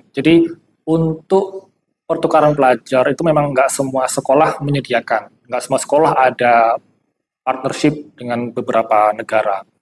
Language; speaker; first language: Indonesian; native; Indonesian